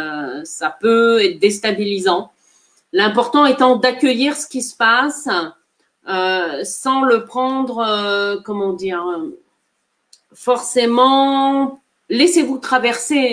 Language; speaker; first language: French; native; French